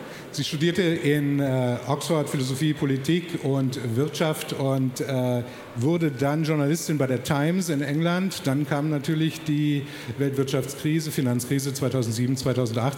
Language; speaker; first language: German; native; German